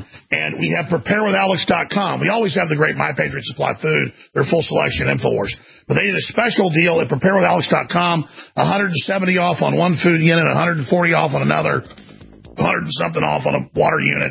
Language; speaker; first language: English; native; English